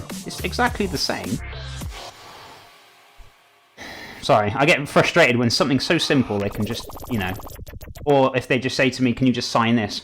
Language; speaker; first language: English; native; English